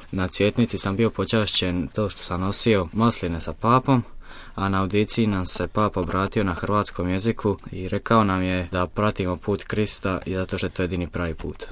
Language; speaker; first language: Croatian; native; Croatian